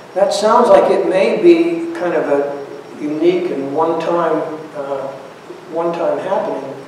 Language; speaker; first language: English; native; English